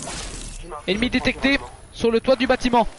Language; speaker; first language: French; native; French